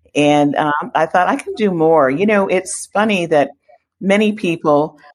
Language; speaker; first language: English; native; English